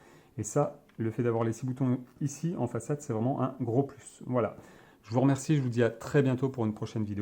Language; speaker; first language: French; native; French